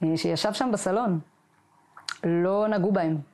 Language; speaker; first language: Hebrew; native; Hebrew